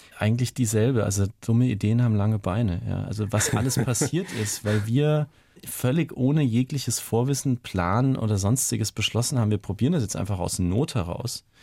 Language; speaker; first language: German; native; German